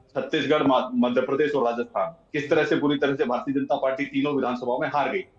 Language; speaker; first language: Hindi; native; Hindi